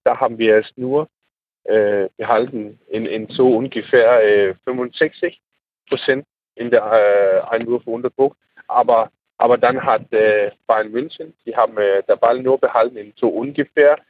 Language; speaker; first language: German; non-native, learner; Danish